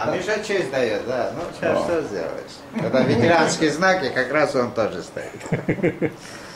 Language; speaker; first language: Russian; non-native, fluent; Georgian